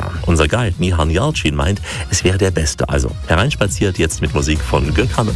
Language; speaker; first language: German; native; German